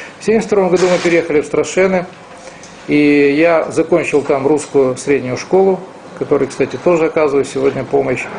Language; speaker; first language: Russian; non-native, local second language; Romanian